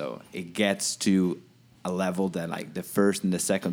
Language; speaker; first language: English; non-native, fluent; Italian